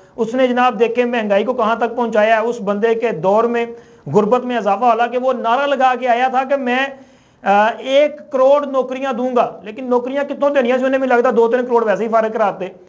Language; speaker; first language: Urdu; non-native, local second language; Punjabi